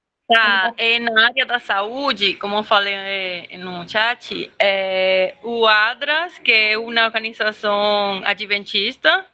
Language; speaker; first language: Portuguese; non-native, fluent; Spanish